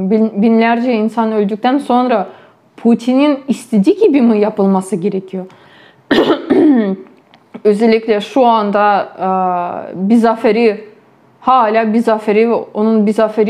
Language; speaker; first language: Turkish; non-native, fluent; Ukrainian